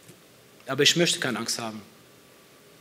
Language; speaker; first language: German; early bilingual, other home language; Turkish